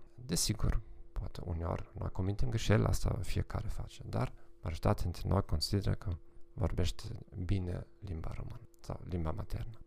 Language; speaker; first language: Romanian; non-native, fluent; German